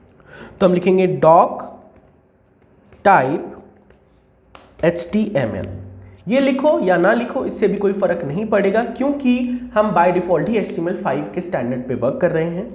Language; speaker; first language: Hindi; native; Hindi